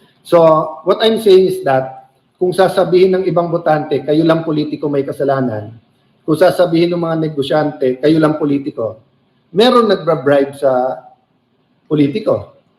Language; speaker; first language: Filipino; native; Filipino